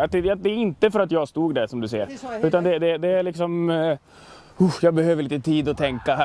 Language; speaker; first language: Swedish; native; Swedish